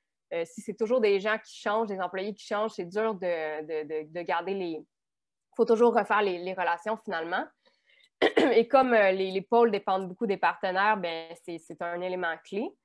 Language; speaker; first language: French; native; French